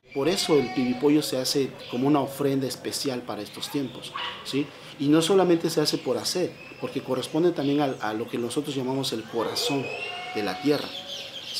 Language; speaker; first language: Spanish; native; Spanish